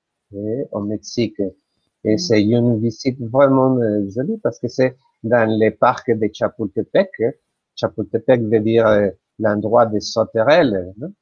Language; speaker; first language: French; non-native, fluent; Spanish